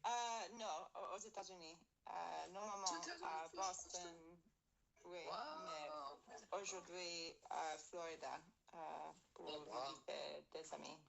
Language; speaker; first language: French; non-native, learner; English